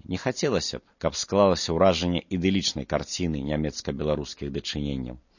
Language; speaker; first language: Belarusian; non-native, local second language; Russian